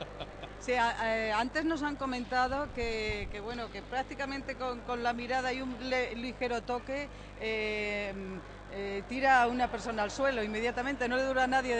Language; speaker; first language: Spanish; native; Spanish